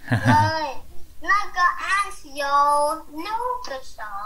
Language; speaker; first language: Chinese; early bilingual, heritage; Chinese